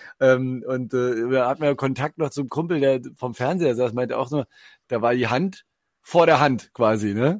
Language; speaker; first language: German; native; German